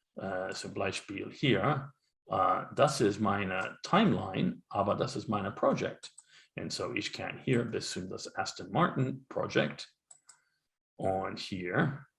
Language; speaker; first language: German; non-native, learner; English